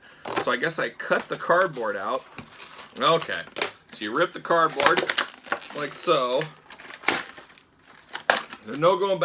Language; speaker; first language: English; native; English